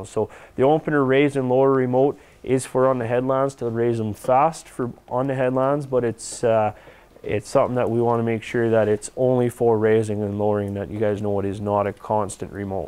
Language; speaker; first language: English; native; English